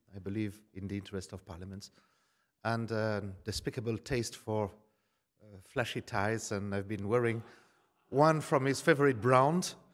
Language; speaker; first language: English; non-native, fluent; French